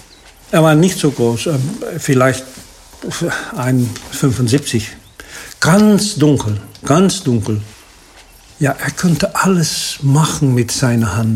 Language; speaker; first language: German; non-native, fluent; Dutch